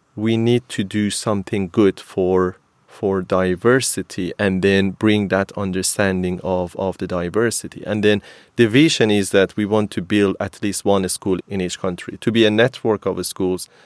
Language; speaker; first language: English; non-native, fluent; Persian